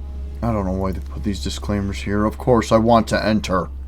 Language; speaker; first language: English; native; English